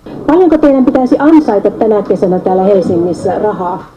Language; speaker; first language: Finnish; native; Finnish